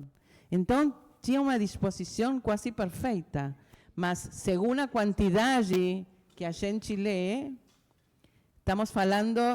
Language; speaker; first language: Portuguese; non-native, fluent; Spanish